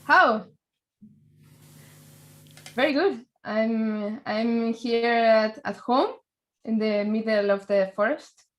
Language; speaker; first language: English; non-native, learner; Spanish